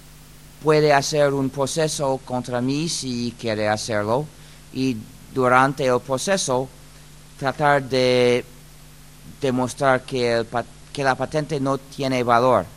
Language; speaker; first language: Spanish; non-native, fluent; English